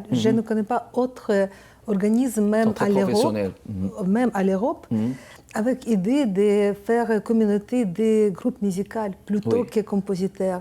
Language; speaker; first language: French; non-native, learner; Ukrainian